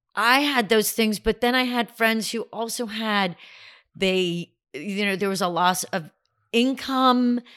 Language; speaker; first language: English; native; English